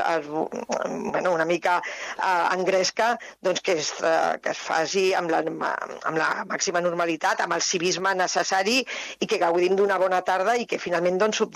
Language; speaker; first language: Catalan; native; Catalan